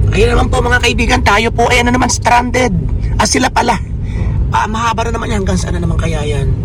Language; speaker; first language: Filipino; native; Filipino